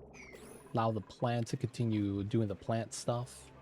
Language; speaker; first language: English; native; English